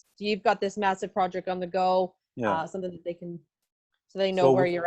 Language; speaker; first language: English; native; English